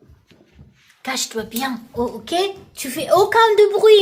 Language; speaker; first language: French; non-native, learner; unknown